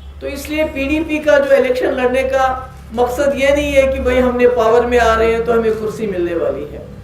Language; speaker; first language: Urdu; non-native, local second language; Kashmiri